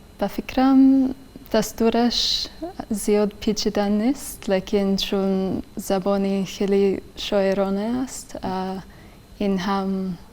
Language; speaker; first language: Persian; non-native, fluent; English